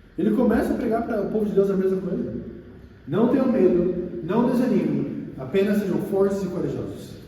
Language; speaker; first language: Portuguese; native; Portuguese